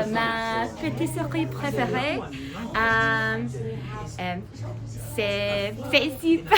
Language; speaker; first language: French; non-native, learner; English